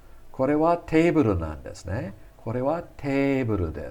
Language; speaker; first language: Japanese; non-native, fluent; English